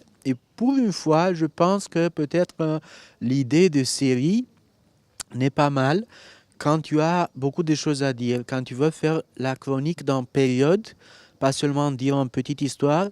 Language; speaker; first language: French; non-native, fluent; Romanian